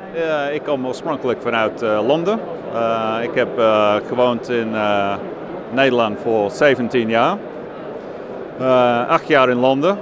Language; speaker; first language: Dutch; non-native, fluent; English